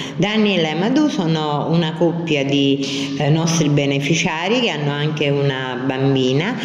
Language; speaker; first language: Italian; native; Italian